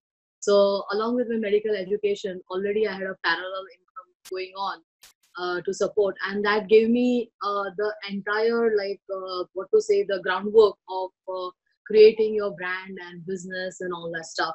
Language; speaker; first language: English; non-native, local second language; Marathi